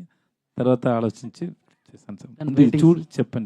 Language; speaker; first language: Telugu; non-native, learner; Tamil